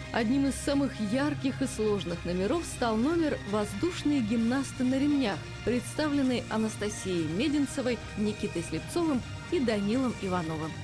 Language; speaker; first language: Russian; native; Russian